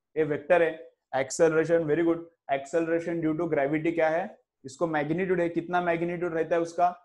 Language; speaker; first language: Hindi; non-native, local second language; Marathi